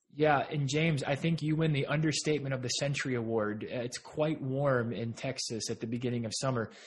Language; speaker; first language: English; native; English